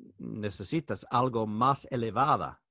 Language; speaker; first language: Spanish; non-native, learner; English